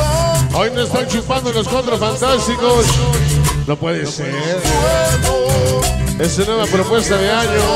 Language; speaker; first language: Spanish; native; Spanish